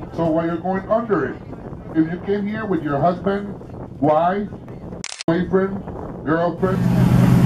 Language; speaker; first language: English; non-native, fluent; Spanish